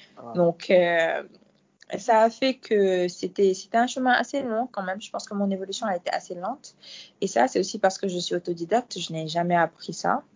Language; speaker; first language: French; non-native, local second language; Fula